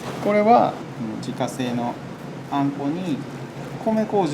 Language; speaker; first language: Japanese; native; Japanese